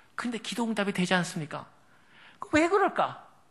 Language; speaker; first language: Korean; native; Korean